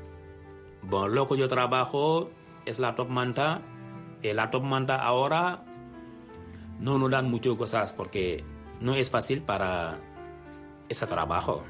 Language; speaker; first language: Spanish; non-native, learner; Wolof